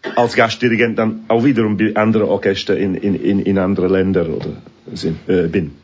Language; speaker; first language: German; non-native, fluent; English